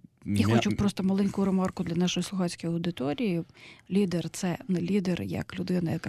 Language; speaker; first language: Ukrainian; native; Ukrainian